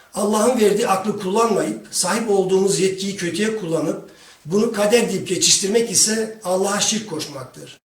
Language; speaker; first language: Turkish; non-native, local second language; Kurdish